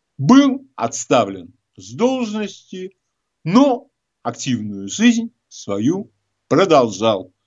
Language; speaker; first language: Russian; native; Russian